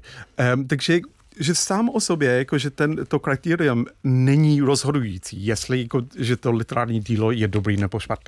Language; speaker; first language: Czech; non-native, fluent; English